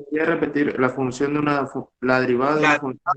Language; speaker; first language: Spanish; native; Spanish